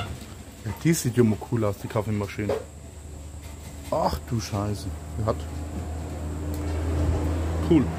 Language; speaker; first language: German; native; German